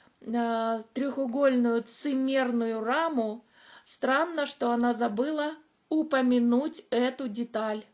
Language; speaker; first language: Russian; native; Russian